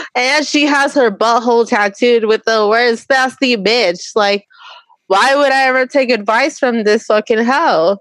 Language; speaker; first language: English; early bilingual, other home language; Spanish